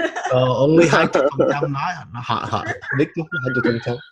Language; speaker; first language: Vietnamese; non-native, learner; English